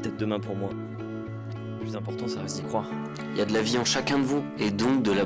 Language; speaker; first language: French; native; French